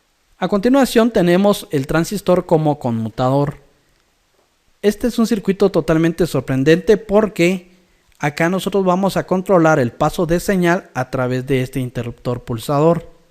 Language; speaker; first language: Spanish; native; Spanish